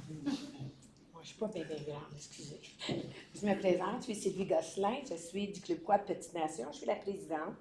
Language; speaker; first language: French; native; French